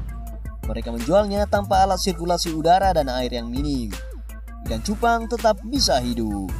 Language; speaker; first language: Indonesian; native; Indonesian